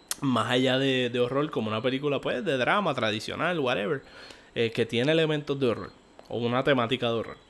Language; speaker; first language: Spanish; native; Spanish